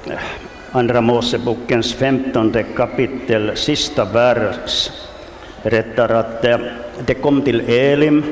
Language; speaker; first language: Swedish; non-native, local second language; Finnish